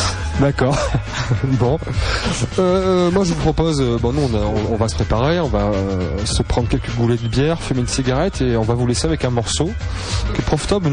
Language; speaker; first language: French; native; French